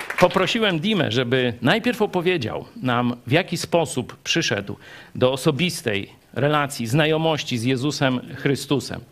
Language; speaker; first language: Polish; native; Polish